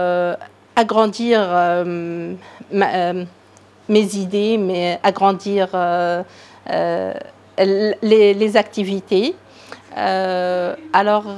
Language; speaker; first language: French; non-native, local second language; Arabic